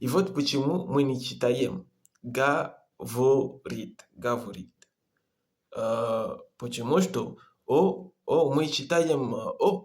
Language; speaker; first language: Russian; non-native, learner; Comorian